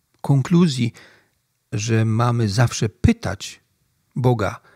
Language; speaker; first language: Polish; native; Polish